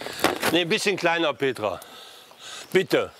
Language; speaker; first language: German; native; German